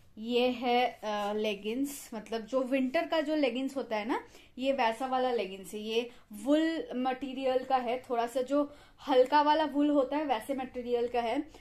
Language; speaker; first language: Hindi; non-native, local second language; Bangla